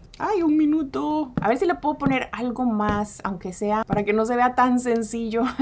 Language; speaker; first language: Spanish; early bilingual, heritage; Spanish